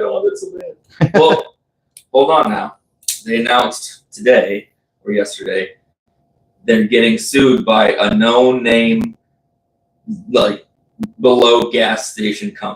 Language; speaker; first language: English; native; English